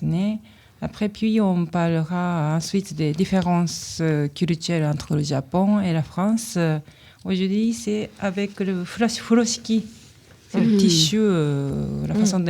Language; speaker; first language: French; non-native, learner; Japanese